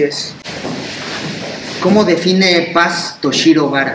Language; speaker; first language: Spanish; native; Spanish